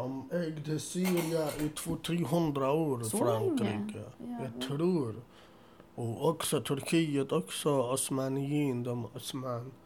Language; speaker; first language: Swedish; non-native, learner; Assyrian Neo-Aramaic